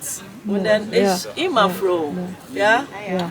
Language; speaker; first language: German; non-native, learner; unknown